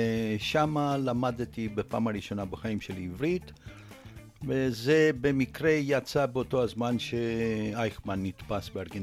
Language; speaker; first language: Hebrew; non-native, fluent; Romanian